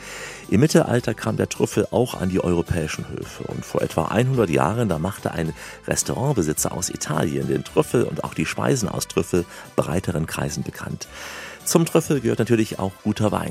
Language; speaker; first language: German; native; German